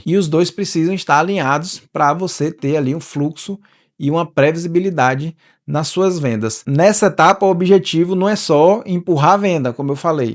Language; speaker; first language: Portuguese; native; Portuguese